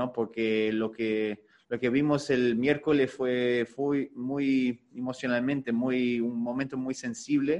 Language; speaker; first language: Spanish; early bilingual, heritage; Spanish